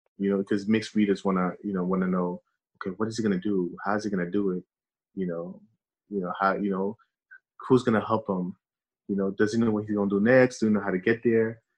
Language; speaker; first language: English; early bilingual, other home language; Haitian Creole